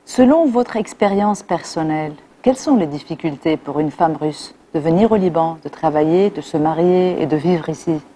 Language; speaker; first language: French; non-native, local second language; Arabic